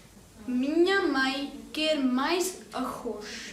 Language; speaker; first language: Portuguese; non-native, learner; Hindi